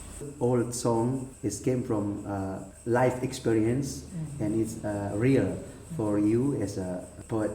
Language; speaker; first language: English; non-native, learner; Indonesian